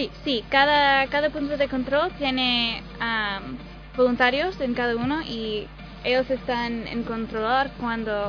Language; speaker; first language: Spanish; non-native, learner; English